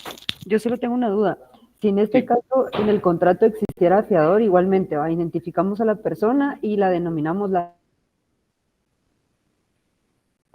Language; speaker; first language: Spanish; native; Spanish